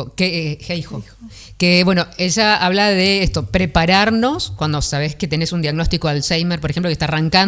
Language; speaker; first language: Spanish; native; Spanish